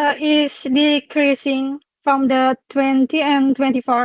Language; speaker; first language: English; non-native, local second language; Indonesian